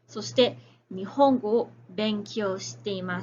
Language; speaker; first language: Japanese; non-native, fluent; English